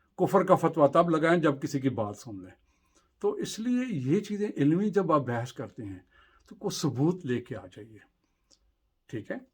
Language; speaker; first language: Urdu; native; Urdu